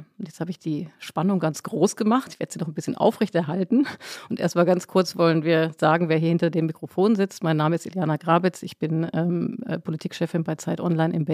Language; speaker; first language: German; native; German